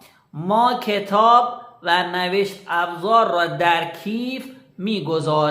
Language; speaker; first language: Persian; non-native, fluent; Urdu